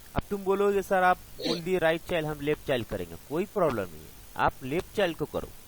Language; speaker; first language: Hindi; non-native, local second language; Bangla